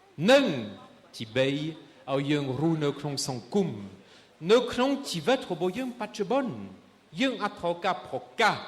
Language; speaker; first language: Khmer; non-native, fluent; French